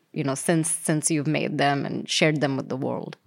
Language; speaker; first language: English; native; English